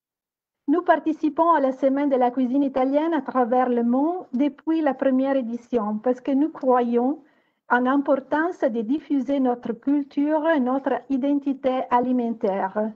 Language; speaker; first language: French; non-native, fluent; Italian